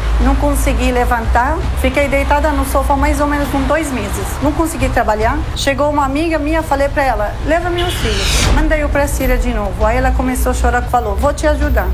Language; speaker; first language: Portuguese; non-native, fluent; Arabic